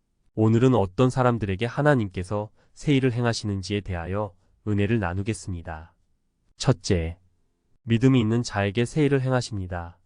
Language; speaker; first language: Korean; native; Korean